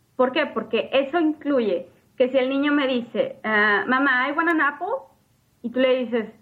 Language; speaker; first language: Spanish; native; Spanish